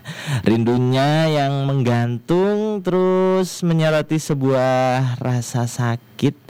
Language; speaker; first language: Indonesian; native; Indonesian